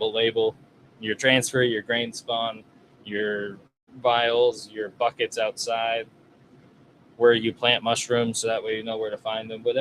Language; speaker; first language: English; native; English